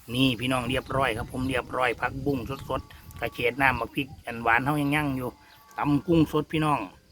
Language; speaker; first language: Thai; native; Thai